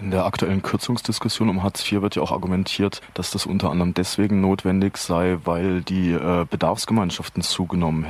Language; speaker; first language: German; native; German